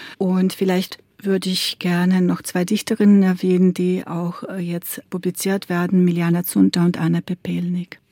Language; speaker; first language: German; non-native, fluent; Slovenian